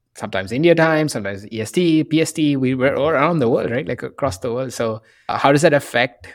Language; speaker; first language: English; non-native, local second language; Tamil